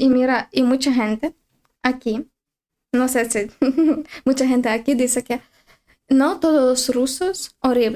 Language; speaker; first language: Spanish; non-native, learner; Ukrainian